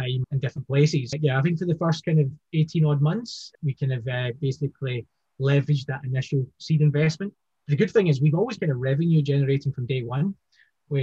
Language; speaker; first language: English; native; English